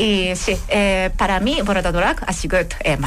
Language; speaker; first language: Catalan; non-native, learner; Japanese